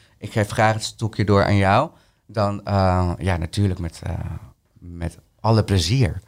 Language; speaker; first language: Dutch; early bilingual, other home language; Spanish